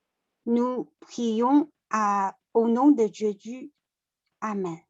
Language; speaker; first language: French; non-native, learner; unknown